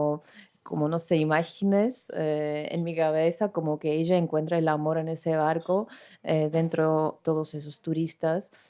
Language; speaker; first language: Spanish; non-native, fluent; Greek